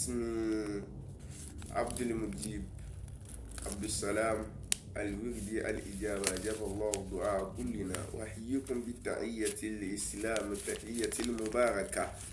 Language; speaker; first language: Arabic; non-native, learner; Yoruba